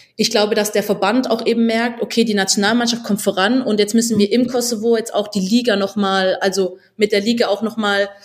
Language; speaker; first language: German; early bilingual, other home language; Albanian